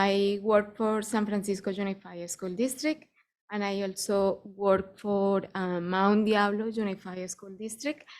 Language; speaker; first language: English; non-native, fluent; Spanish